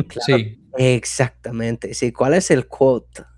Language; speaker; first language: Spanish; non-native, fluent; English